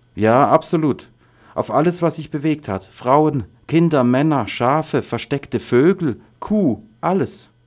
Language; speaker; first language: German; non-native, fluent; Arabic